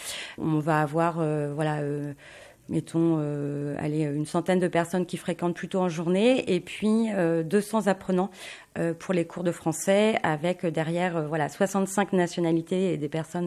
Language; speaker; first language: French; native; French